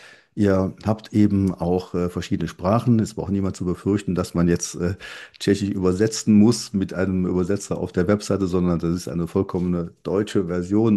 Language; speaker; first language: German; native; German